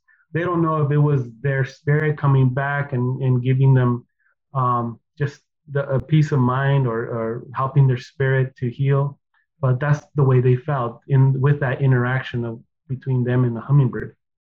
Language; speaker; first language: English; early bilingual, other home language; Spanish